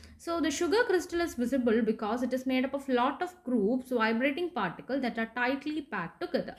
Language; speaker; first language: English; non-native, local second language; Malayalam